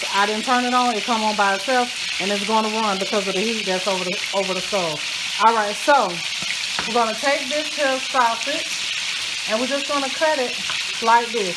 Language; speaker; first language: English; native; English